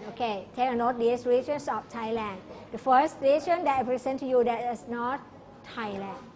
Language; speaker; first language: English; non-native, local second language; Thai